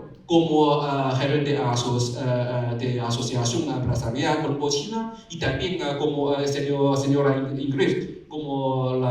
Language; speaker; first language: Spanish; non-native, learner; Chinese